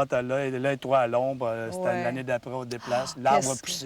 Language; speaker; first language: French; native; French